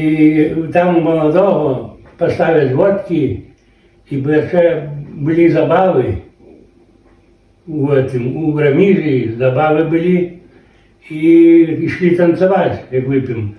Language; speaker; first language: Polish; non-native, local second language; Belarusian